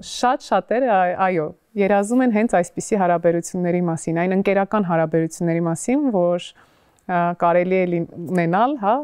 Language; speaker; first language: Armenian; native; Armenian